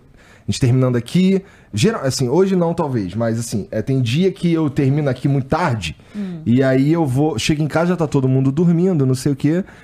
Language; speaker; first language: Portuguese; native; Portuguese